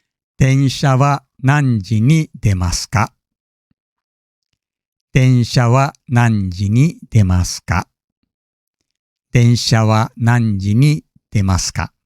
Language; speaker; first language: Japanese; non-native, fluent; English